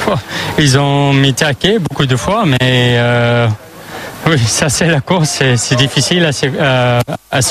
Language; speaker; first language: French; non-native, learner; English